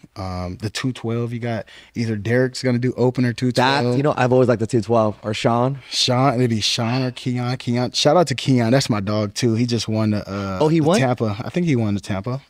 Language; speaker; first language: English; native; English